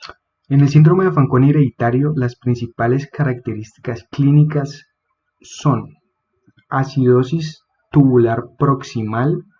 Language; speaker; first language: Spanish; native; Spanish